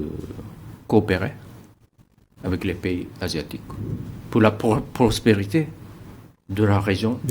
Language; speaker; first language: French; non-native, fluent; Japanese